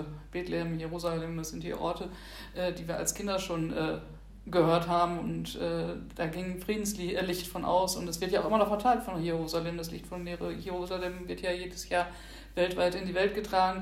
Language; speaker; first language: German; native; German